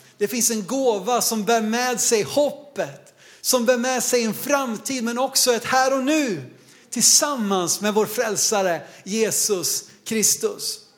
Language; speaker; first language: Swedish; native; Swedish